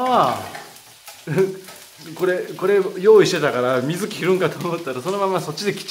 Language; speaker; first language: Japanese; native; Japanese